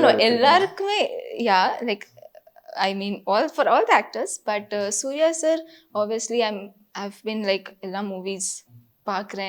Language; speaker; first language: Tamil; non-native, fluent; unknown